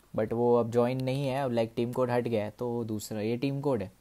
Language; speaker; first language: Hindi; native; Hindi